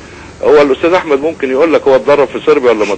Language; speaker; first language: Arabic; native; Arabic